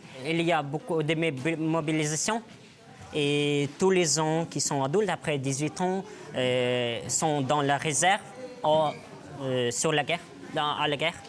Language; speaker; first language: French; non-native, learner; Ukrainian